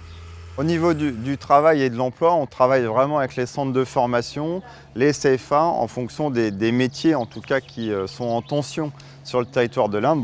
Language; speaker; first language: French; native; French